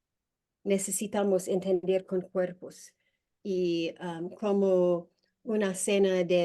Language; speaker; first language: Spanish; non-native, learner; English